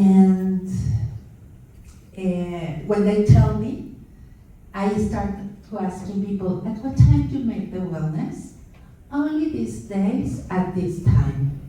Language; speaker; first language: English; non-native, learner; Spanish